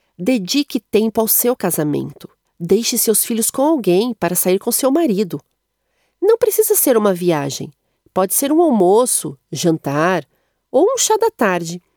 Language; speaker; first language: Portuguese; native; Portuguese